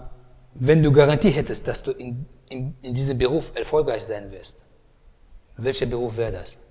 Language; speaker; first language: German; native; German